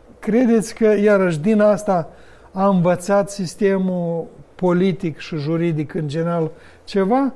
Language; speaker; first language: Romanian; native; Romanian